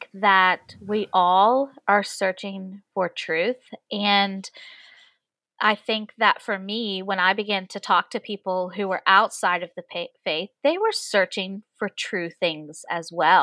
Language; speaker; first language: English; native; English